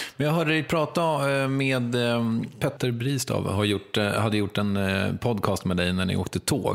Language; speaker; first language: Swedish; native; Swedish